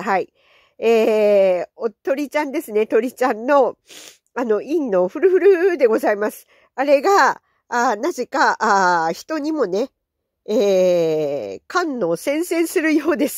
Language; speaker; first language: Japanese; native; Japanese